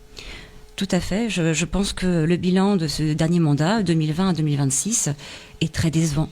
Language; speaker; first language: French; native; French